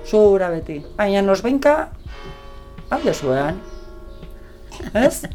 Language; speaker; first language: Basque; non-native, learner; Spanish